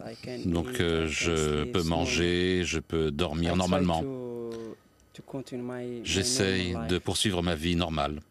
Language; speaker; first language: French; non-native, local second language; Arabic